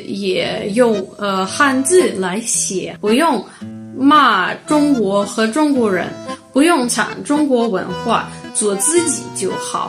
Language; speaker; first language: Chinese; non-native, fluent; Russian